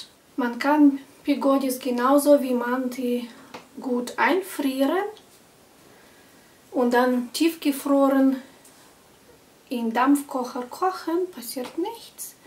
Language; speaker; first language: German; non-native, fluent; Russian